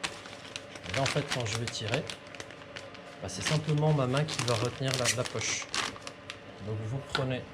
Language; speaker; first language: French; native; French